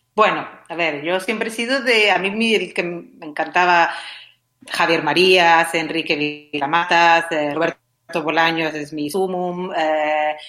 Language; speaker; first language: Spanish; native; Spanish